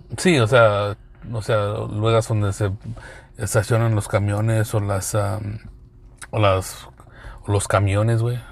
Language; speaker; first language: Spanish; early bilingual, other home language; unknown